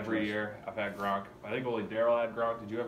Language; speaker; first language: English; native; English